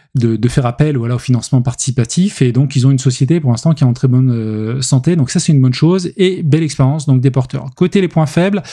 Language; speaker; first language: French; native; French